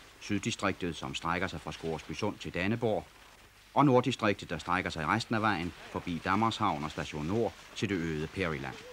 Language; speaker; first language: Danish; native; Danish